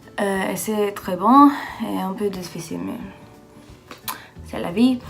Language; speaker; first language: French; non-native, learner; English